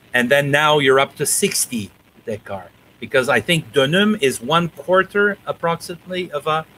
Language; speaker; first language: English; non-native, fluent; Turkish